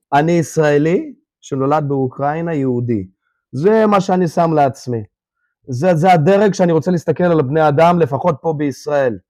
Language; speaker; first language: Hebrew; early bilingual, other home language; Russian